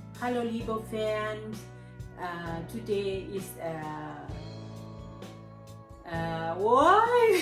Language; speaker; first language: English; non-native, learner; Thai